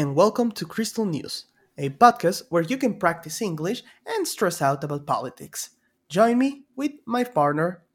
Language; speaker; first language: English; non-native, fluent; Spanish